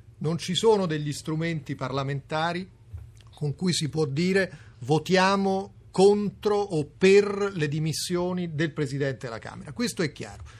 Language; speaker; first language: Italian; native; Italian